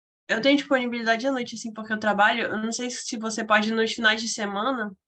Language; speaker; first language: Portuguese; native; Portuguese